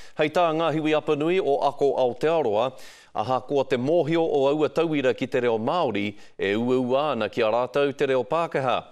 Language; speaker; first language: Māori; non-native, local second language; English